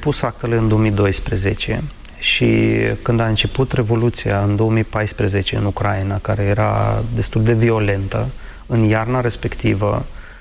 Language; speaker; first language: Romanian; non-native, fluent; Ukrainian